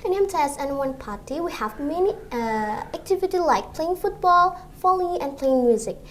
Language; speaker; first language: English; non-native, learner; Indonesian